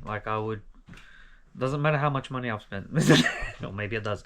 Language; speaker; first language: English; native; English